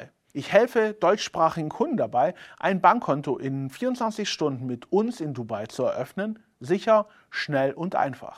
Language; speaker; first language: German; native; German